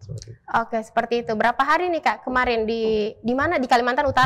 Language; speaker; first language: Indonesian; native; Indonesian